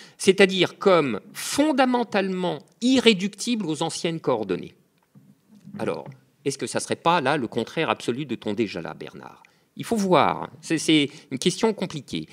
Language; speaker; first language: French; native; French